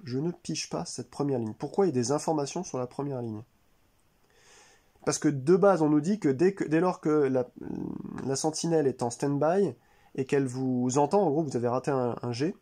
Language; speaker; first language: French; native; French